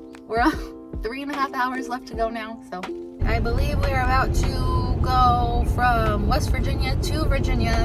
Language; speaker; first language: English; native; English